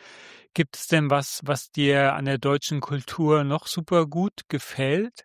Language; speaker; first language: German; native; German